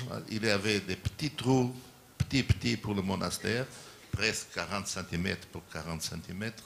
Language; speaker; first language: French; non-native, learner; Portuguese